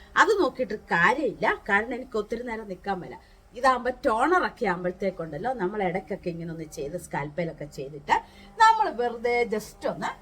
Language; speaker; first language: Malayalam; native; Malayalam